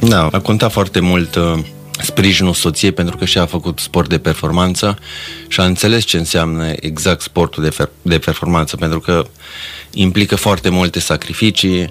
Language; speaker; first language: Romanian; native; Romanian